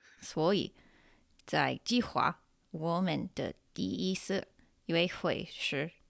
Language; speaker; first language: Chinese; non-native, fluent; English